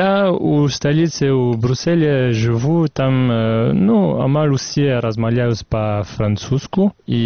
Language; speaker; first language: Belarusian; non-native, fluent; French